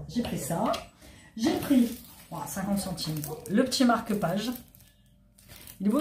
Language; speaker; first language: French; native; French